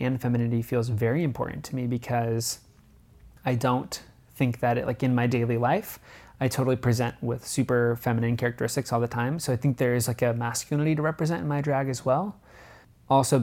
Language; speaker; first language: English; native; English